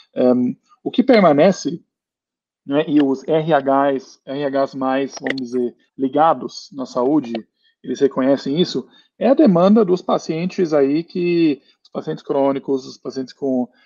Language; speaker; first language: Portuguese; non-native, fluent; German